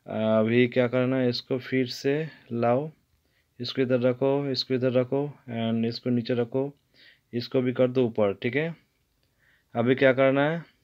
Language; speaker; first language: Hindi; non-native, local second language; Bangla